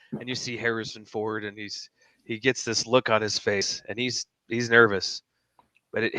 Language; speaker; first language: English; native; English